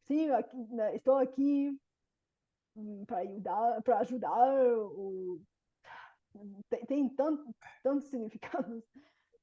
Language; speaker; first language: Portuguese; non-native, fluent; Bulgarian